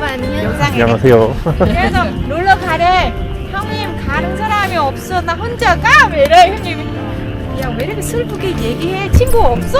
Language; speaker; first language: Korean; non-native, fluent; Vietnamese